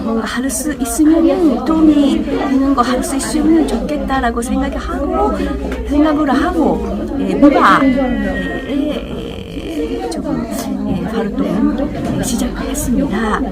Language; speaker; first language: Korean; non-native, learner; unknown